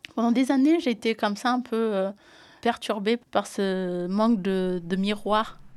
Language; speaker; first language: French; early bilingual, other home language; Amharic